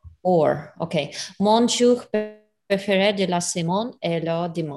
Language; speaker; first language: French; non-native, learner; English